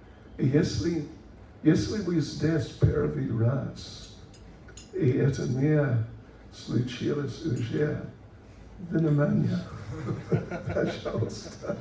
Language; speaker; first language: Russian; non-native, learner; English